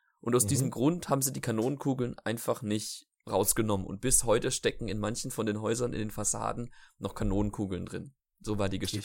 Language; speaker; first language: German; native; German